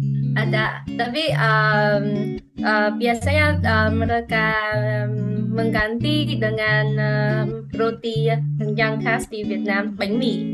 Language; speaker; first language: Indonesian; non-native, fluent; Vietnamese